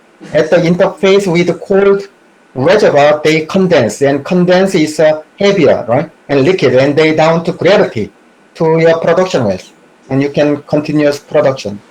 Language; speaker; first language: English; non-native, fluent; Korean